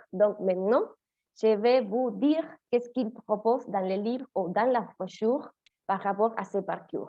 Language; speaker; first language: French; non-native, fluent; Spanish